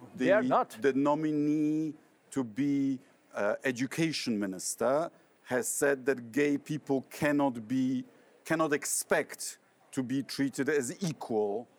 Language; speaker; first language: English; non-native, fluent; Polish